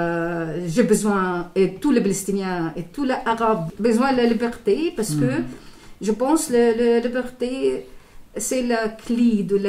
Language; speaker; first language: French; non-native, learner; Arabic